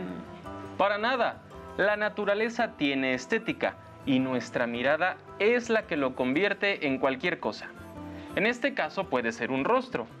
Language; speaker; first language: Spanish; native; Spanish